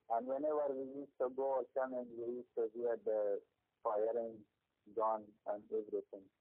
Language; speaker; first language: English; non-native, learner; Persian